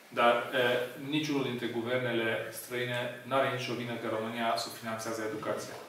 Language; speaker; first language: Romanian; non-native, local second language; Hungarian